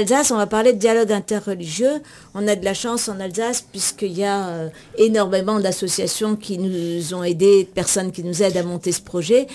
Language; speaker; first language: French; native; French